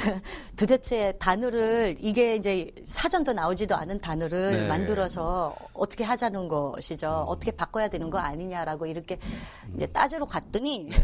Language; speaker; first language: Korean; non-native, fluent; Filipino